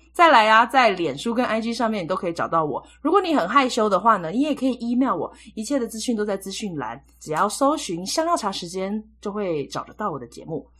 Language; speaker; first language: Chinese; native; Chinese